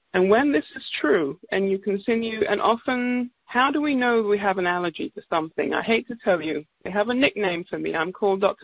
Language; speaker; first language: English; native; English